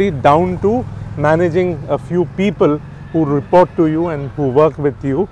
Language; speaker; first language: English; non-native, local second language; Tamil